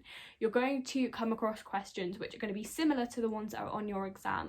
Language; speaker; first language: English; native; English